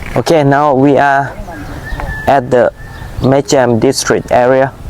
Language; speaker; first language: English; non-native, learner; Thai